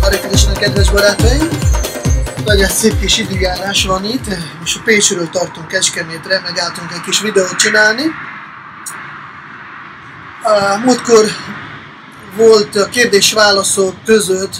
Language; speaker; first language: Hungarian; non-native, fluent; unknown